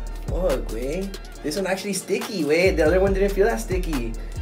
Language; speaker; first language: English; early bilingual, other home language; Spanish